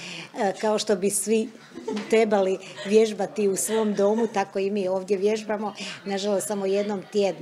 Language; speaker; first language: Croatian; native; Croatian